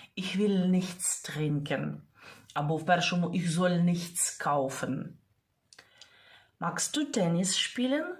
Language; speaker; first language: German; non-native, fluent; Ukrainian